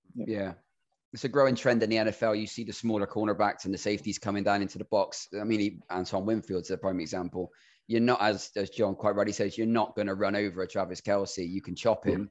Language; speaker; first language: English; native; English